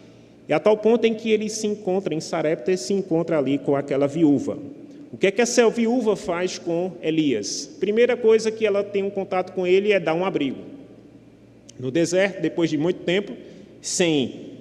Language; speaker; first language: Portuguese; native; Portuguese